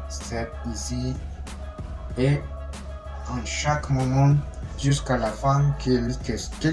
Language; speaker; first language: French; non-native, learner; Spanish